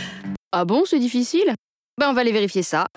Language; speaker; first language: French; native; French